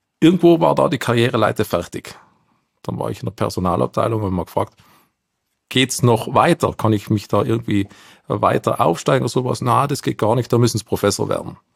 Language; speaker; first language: German; native; German